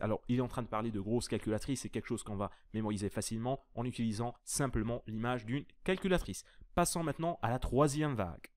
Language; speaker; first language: French; native; French